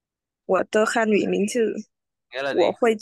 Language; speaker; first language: Chinese; non-native, learner; Vietnamese